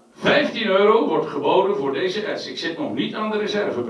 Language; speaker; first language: Dutch; native; Dutch